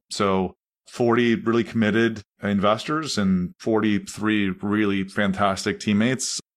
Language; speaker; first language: English; native; English